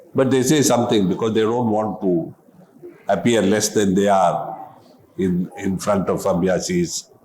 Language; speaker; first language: English; non-native, local second language; Tamil